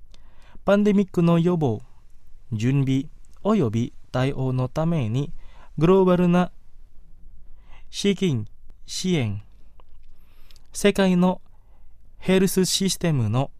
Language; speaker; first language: Japanese; non-native, fluent; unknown